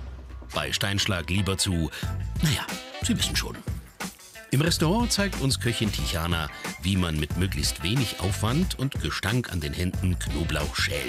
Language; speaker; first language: German; native; German